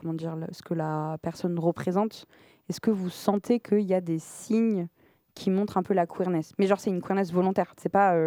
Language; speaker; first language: French; native; French